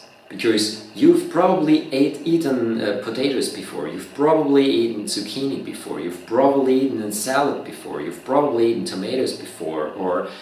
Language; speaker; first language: English; non-native, fluent; German